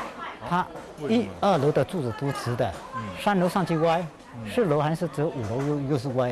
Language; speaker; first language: Chinese; native; Chinese